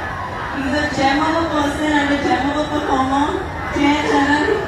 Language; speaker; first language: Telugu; non-native, learner; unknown